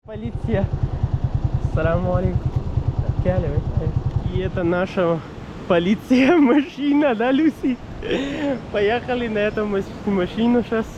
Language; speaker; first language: Russian; non-native, learner; Pashto